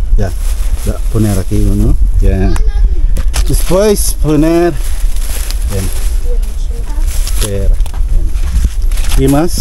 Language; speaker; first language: Spanish; non-native, learner; Filipino